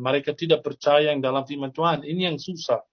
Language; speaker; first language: Indonesian; non-native, fluent; Arabic